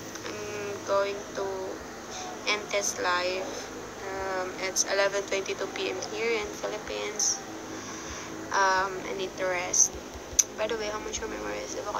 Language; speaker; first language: English; non-native, local second language; Filipino